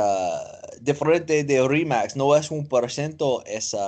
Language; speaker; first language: Spanish; non-native, learner; English